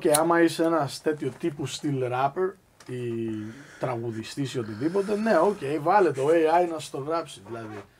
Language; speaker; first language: Greek; early bilingual, other home language; English